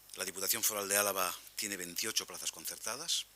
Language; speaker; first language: Spanish; native; Spanish